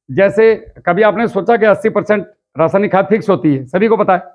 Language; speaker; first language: Hindi; native; Hindi